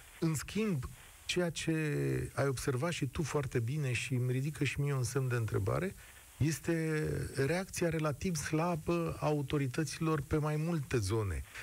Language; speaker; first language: Romanian; native; Romanian